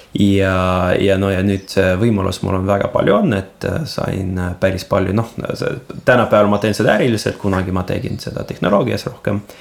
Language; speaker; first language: Estonian; non-native, local second language; Russian